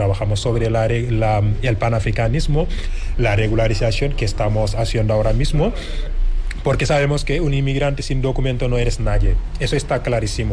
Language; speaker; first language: Spanish; non-native, fluent; Wolof